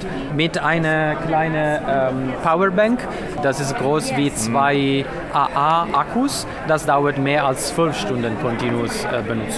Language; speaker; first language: German; non-native, learner; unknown